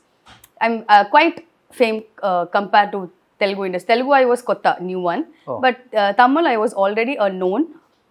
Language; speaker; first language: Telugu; non-native, learner; Tamil